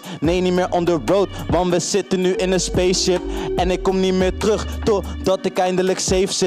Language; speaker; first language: Dutch; native; Dutch